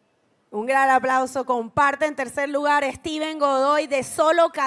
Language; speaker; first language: Spanish; native; Spanish